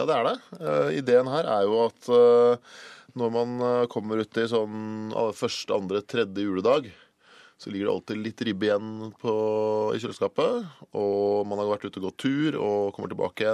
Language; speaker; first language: Norwegian; native; Norwegian